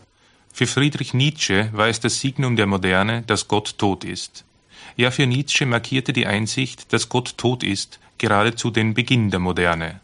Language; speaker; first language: German; native; German